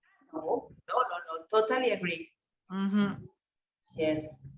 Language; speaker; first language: English; non-native, fluent; Spanish